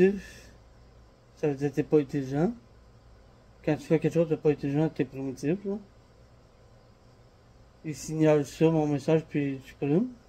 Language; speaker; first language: French; native; French